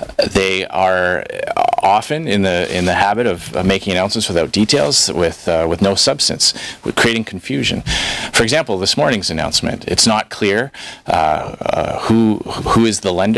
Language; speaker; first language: English; native; English